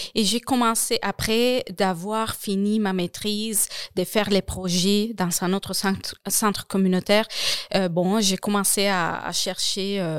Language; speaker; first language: French; non-native, fluent; Spanish